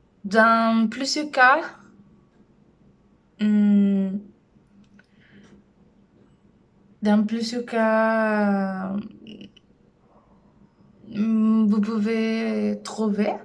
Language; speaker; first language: French; non-native, learner; Spanish